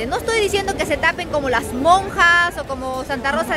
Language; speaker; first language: Spanish; native; Spanish